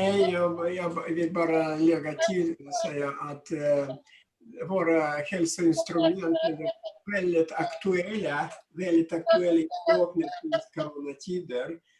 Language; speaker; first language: Swedish; non-native, fluent; Russian